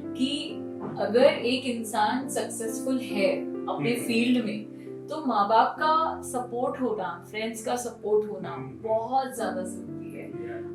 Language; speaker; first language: Hindi; native; Hindi